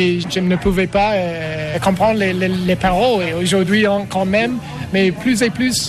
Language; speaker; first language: French; non-native, learner; English